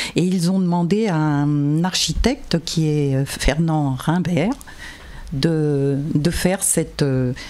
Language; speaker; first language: French; native; French